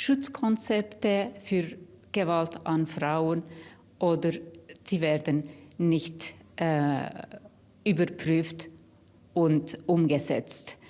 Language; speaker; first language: German; non-native, fluent; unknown